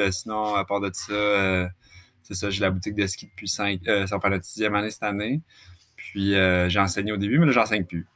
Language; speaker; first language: French; native; French